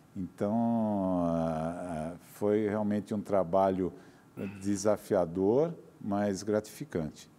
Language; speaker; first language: Portuguese; native; Portuguese